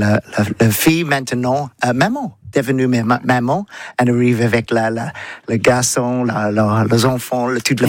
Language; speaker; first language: French; non-native, learner; English